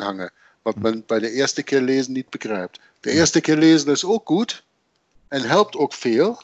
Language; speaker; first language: Dutch; native; Dutch